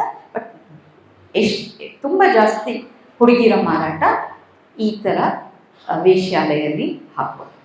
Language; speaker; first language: Kannada; non-native, local second language; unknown